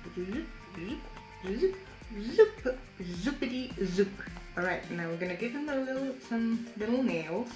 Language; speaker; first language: English; non-native, fluent; German